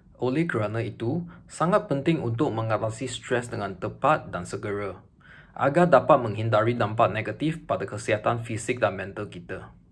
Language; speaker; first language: Malay; non-native, local second language; Chinese